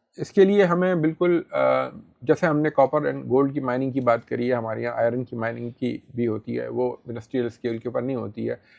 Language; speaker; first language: Urdu; native; Urdu